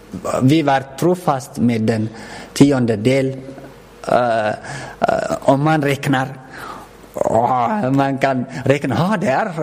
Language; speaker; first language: Swedish; non-native, learner; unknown